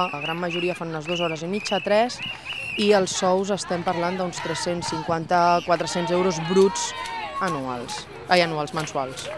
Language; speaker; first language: Catalan; native; Catalan